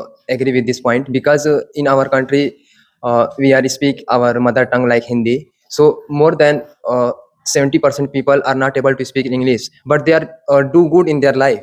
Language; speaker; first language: English; non-native, learner; Hindi